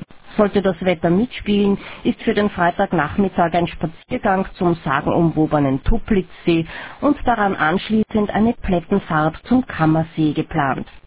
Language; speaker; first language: German; native; German